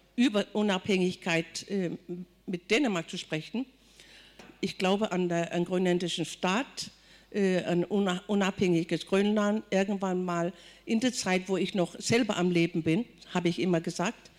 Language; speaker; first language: German; non-native, fluent; Kalaallisut